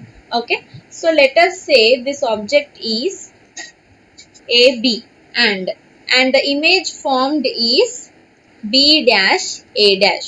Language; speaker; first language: English; non-native, local second language; Telugu